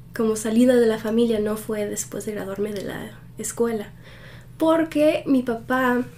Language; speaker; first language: Spanish; early bilingual, heritage; Spanish